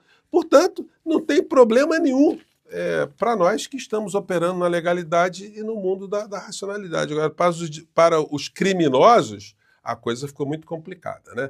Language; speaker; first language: Portuguese; native; Portuguese